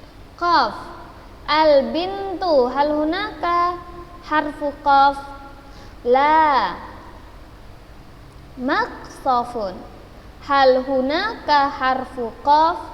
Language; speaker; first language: Arabic; non-native, fluent; Indonesian